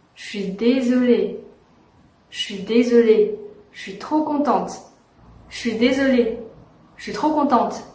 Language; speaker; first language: French; non-native, fluent; Chinese